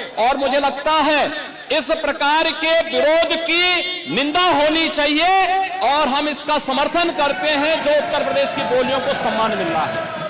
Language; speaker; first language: Hindi; native; Hindi